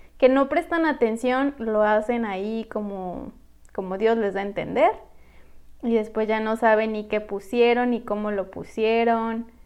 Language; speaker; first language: Spanish; native; Spanish